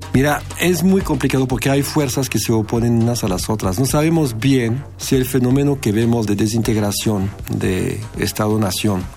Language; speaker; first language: Spanish; non-native, fluent; French